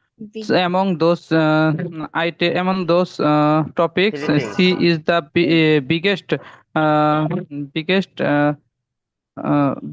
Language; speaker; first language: English; non-native, learner; Bangla